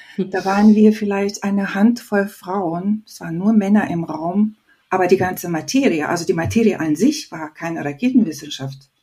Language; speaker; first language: German; non-native, fluent; Lithuanian